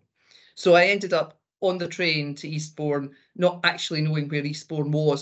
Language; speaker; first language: English; native; English